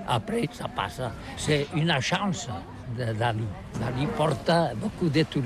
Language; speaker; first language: French; non-native, learner; Catalan